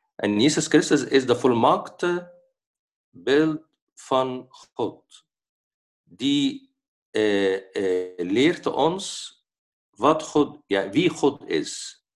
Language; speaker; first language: Dutch; non-native, fluent; Arabic